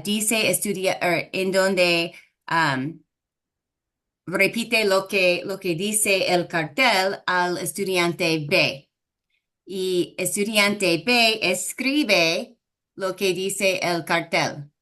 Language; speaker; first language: Spanish; non-native, fluent; English